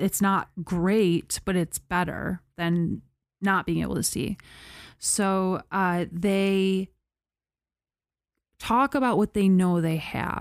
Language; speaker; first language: English; native; English